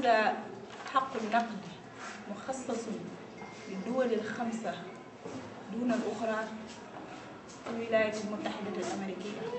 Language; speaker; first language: Arabic; non-native, learner; Wolof